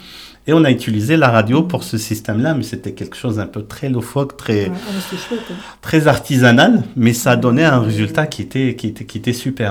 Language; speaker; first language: French; native; French